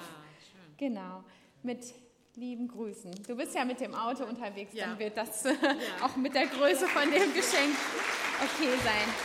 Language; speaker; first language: German; native; German